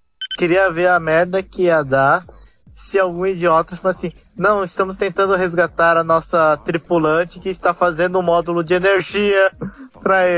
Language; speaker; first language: Portuguese; native; Portuguese